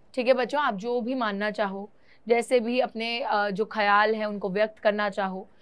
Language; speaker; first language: Hindi; native; Hindi